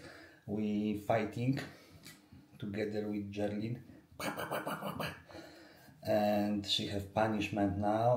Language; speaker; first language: English; non-native, learner; Polish